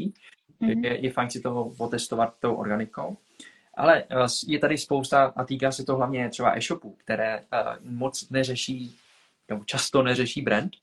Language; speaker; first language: Czech; early bilingual, other home language; Vietnamese